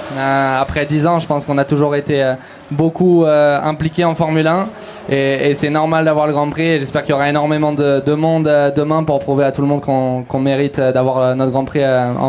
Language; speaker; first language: French; native; French